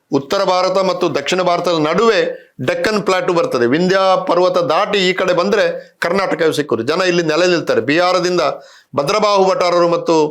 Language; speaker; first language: Kannada; non-native, local second language; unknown